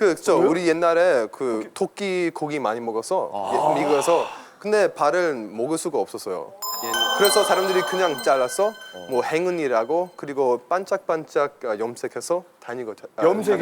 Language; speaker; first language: Korean; non-native, learner; English